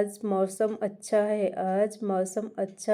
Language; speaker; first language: Hindi; non-native, local second language; Odia